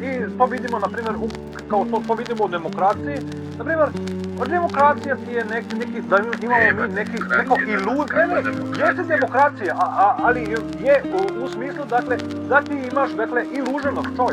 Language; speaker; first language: Croatian; native; Croatian